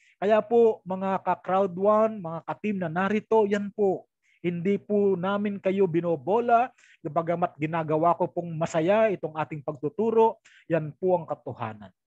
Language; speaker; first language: Filipino; native; Filipino